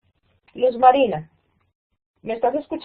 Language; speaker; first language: Spanish; native; Spanish